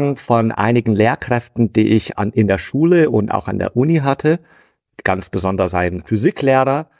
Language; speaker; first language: German; non-native, fluent; English